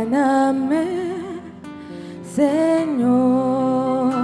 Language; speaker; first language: Spanish; native; Spanish